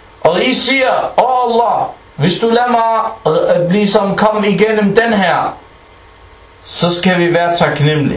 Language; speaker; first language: Danish; non-native, fluent; Arabic